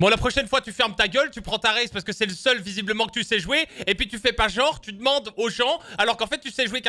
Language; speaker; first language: French; native; French